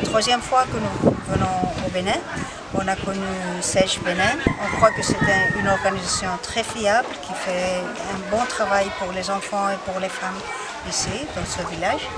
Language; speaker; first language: French; non-native, fluent; Spanish